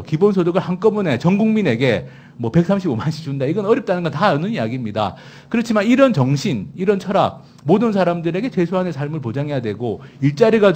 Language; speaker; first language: Korean; native; Korean